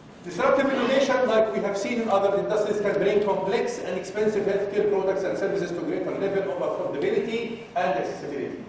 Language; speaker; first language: English; non-native, fluent; Arabic